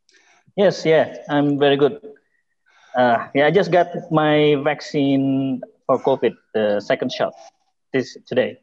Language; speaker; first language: English; non-native, fluent; Indonesian